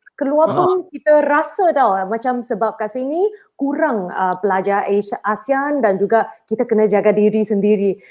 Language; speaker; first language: Malay; non-native, local second language; Chinese